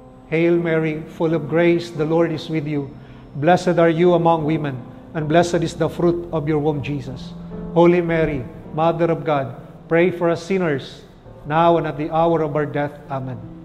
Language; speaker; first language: English; non-native, local second language; Filipino